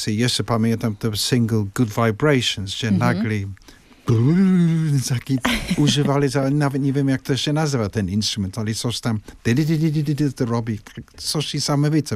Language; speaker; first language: Polish; non-native, fluent; English